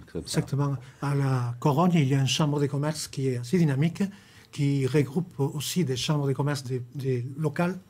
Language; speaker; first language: French; non-native, fluent; Spanish